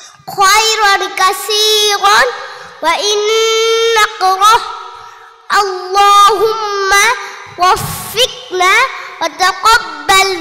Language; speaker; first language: Arabic; non-native, learner; Bangla